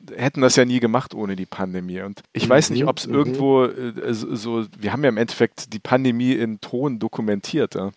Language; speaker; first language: German; native; German